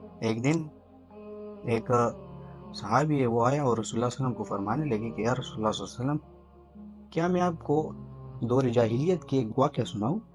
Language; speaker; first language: Urdu; non-native, local second language; Pashto